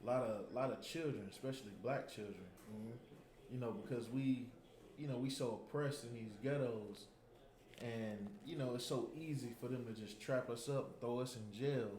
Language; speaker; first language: English; native; English